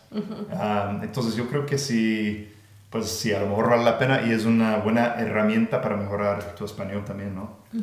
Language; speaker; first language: Spanish; non-native, fluent; English